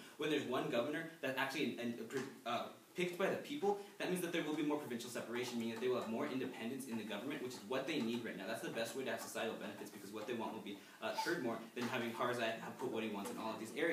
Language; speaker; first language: English; native; English